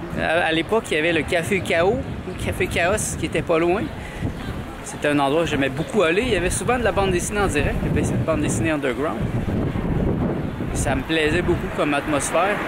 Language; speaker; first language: French; native; French